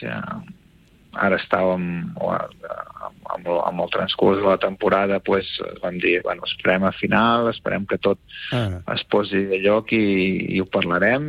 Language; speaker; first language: Catalan; native; Catalan